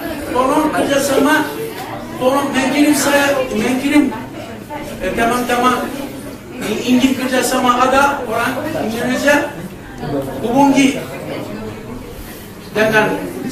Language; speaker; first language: Indonesian; non-native, learner; Turkish